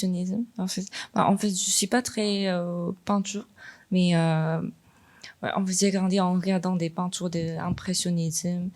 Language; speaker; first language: French; non-native, fluent; Korean